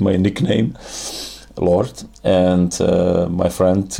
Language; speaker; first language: English; non-native, fluent; Czech